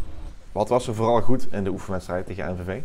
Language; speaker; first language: Dutch; native; Dutch